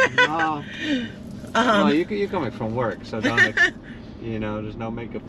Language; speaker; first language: English; non-native, fluent; Dutch